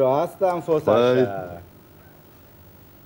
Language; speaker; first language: Romanian; non-native, learner; Turkish